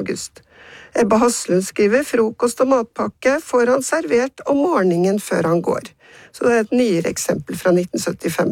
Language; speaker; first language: Norwegian; native; Norwegian